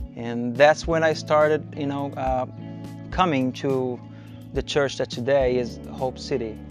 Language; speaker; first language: English; non-native, fluent; Portuguese